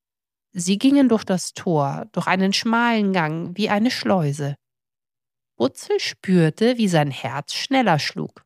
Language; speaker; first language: German; native; German